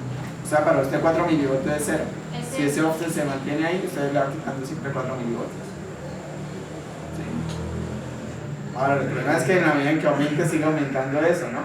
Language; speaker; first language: Spanish; native; Spanish